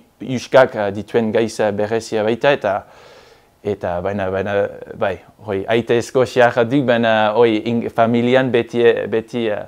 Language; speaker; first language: Basque; non-native, fluent; English